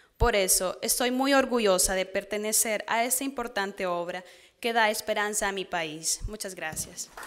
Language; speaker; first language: Spanish; native; Spanish